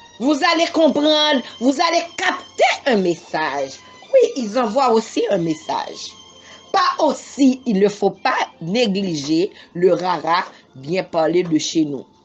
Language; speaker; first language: French; non-native, local second language; Haitian Creole